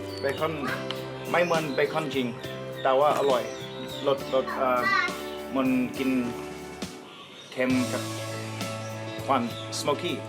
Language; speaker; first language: Thai; non-native, learner; English